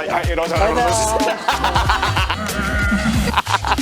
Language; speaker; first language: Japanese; non-native, learner; English